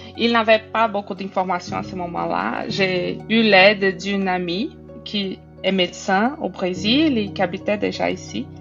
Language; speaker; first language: French; non-native, fluent; Portuguese